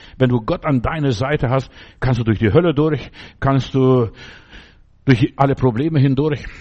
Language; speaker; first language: German; early bilingual, other home language; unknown